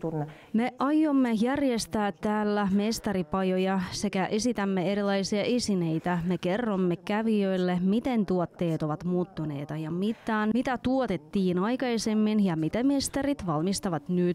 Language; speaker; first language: Finnish; non-native, local second language; Russian